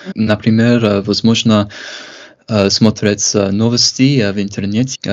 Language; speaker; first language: Russian; non-native, fluent; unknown